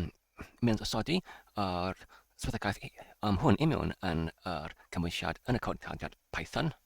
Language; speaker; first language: Welsh; non-native, fluent; English